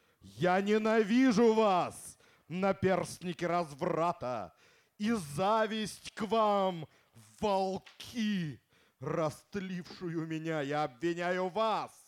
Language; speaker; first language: Russian; native; Russian